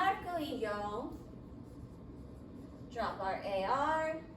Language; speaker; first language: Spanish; non-native, fluent; English